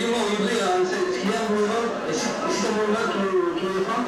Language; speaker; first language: French; non-native, fluent; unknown